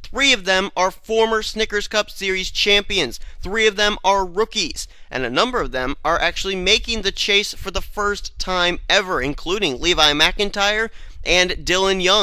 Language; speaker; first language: English; native; English